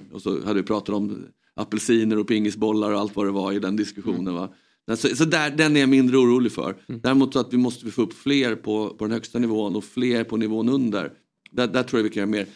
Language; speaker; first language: Swedish; native; Swedish